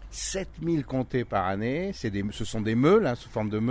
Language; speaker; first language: French; native; French